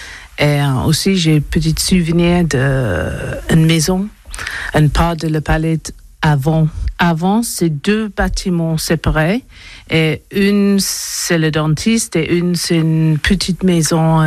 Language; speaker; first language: French; non-native, learner; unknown